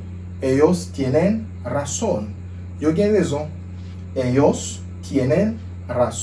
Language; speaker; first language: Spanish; non-native, fluent; Haitian Creole